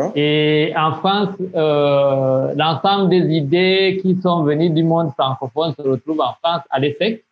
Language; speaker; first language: French; non-native, local second language; Rundi